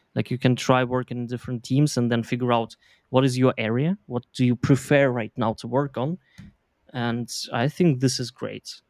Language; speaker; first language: English; non-native, fluent; Belarusian